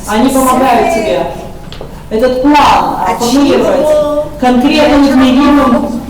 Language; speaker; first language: Russian; native; Russian